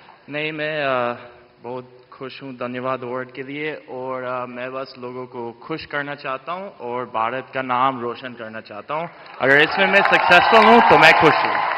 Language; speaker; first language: Hindi; non-native, fluent; English